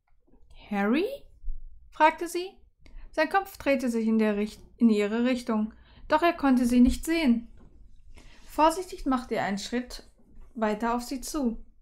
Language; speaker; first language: German; native; German